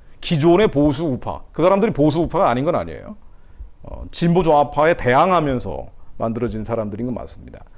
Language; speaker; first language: Korean; native; Korean